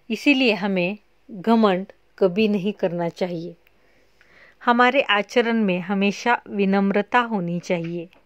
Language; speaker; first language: Hindi; non-native, local second language; Marathi